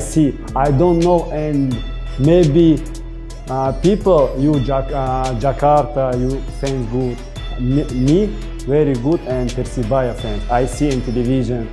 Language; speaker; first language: English; non-native, learner; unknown